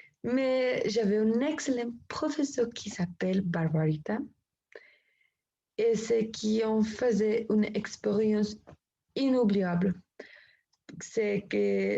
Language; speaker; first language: French; non-native, learner; Spanish